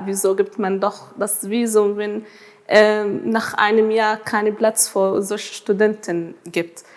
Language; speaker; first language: German; non-native, fluent; Arabic